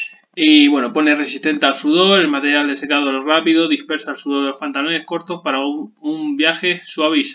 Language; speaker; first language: Spanish; native; Spanish